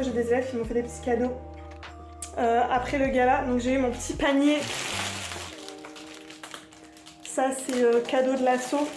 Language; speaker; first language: French; native; French